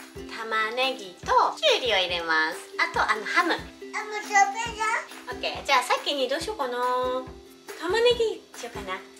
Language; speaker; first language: Japanese; native; Japanese